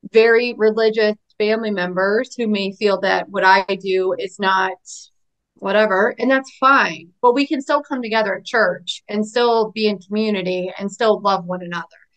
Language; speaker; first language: English; native; English